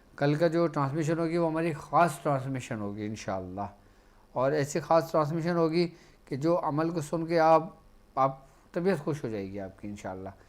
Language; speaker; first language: Urdu; native; Urdu